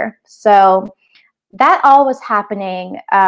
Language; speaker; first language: English; native; English